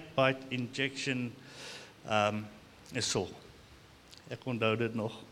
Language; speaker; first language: English; non-native, local second language; Afrikaans